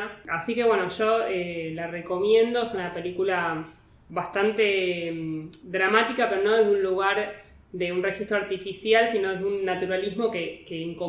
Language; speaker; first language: Spanish; native; Spanish